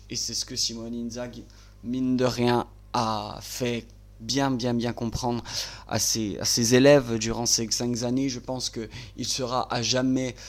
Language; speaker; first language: French; native; French